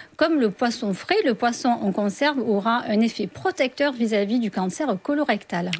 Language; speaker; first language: French; native; French